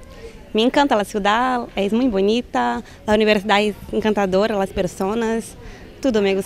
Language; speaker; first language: Spanish; non-native, learner; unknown